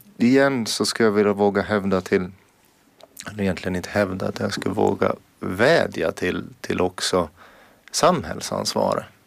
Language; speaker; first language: Swedish; native; Swedish